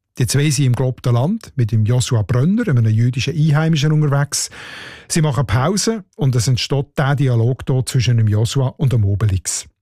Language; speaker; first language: German; native; German